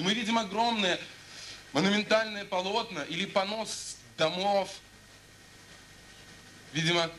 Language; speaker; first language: Russian; native; Russian